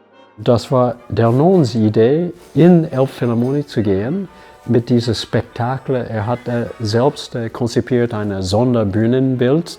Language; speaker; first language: German; non-native, learner; English